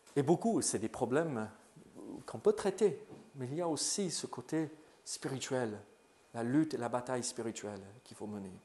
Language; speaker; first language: French; non-native, fluent; English